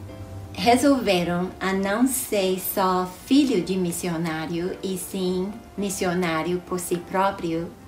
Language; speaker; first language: Portuguese; non-native, fluent; English